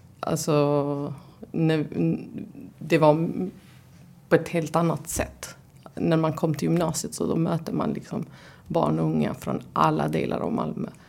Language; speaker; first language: Swedish; early bilingual, other home language; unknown